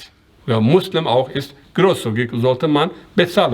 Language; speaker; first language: German; non-native, learner; Persian